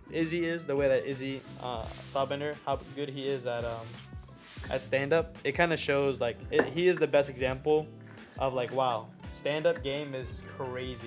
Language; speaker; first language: English; early bilingual, other home language; Spanish